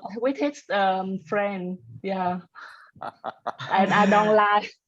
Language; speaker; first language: English; non-native, learner; Vietnamese